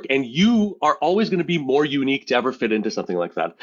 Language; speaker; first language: English; native; English